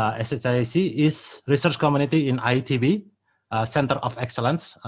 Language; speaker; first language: English; non-native, fluent; Indonesian